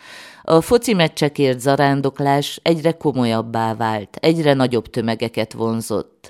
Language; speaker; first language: Hungarian; native; Hungarian